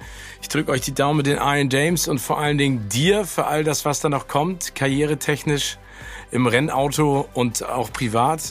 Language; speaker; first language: German; native; German